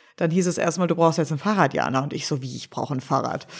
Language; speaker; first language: German; native; German